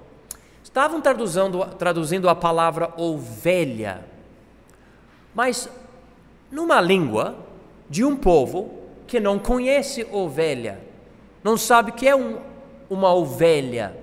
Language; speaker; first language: Portuguese; non-native, fluent; English